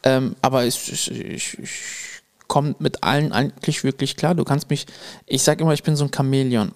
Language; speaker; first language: German; early bilingual, other home language; Arabic